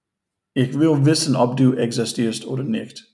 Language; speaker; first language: German; non-native, fluent; English